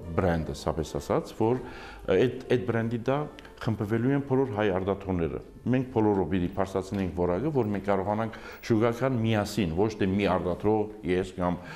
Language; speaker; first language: Armenian; early bilingual, heritage; Armenian